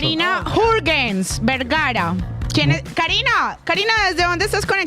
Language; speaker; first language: Spanish; native; Spanish